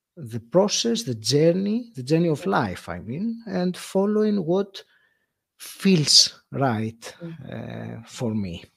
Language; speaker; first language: English; non-native, fluent; Greek